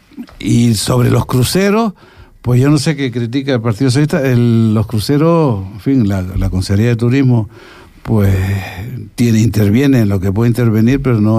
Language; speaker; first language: Spanish; native; Spanish